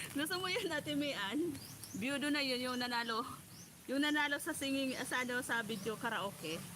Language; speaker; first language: Filipino; non-native, local second language; Bikol